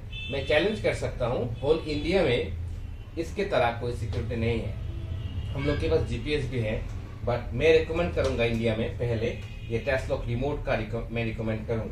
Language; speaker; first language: Hindi; non-native, learner; Bangla